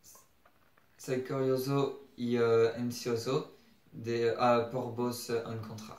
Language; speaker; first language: Spanish; non-native, learner; French